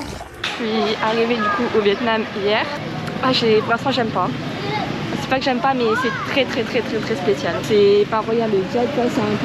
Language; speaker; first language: French; native; French